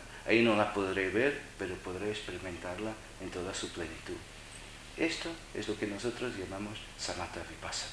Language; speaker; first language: Spanish; non-native, fluent; Portuguese